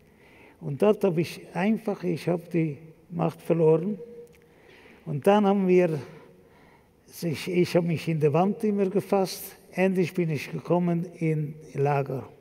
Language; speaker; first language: German; non-native, fluent; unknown